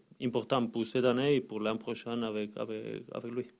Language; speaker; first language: French; non-native, learner; Spanish